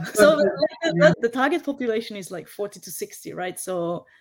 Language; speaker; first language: English; non-native, fluent; German